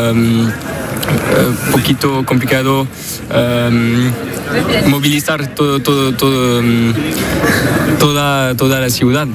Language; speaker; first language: Spanish; non-native, learner; French